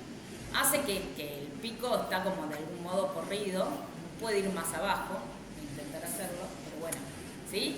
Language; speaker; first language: Spanish; native; Spanish